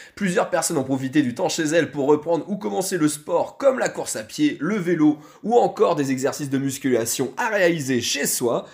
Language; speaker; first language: French; native; French